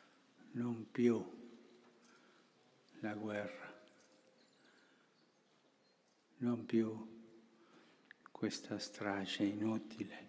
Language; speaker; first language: Italian; early bilingual, heritage; Spanish